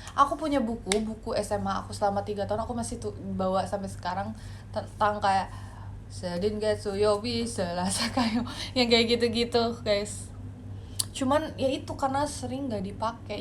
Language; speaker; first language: Indonesian; native; Indonesian